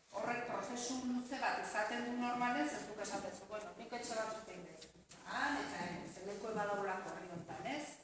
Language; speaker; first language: Basque; native; Basque